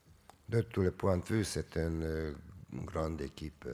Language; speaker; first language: French; non-native, fluent; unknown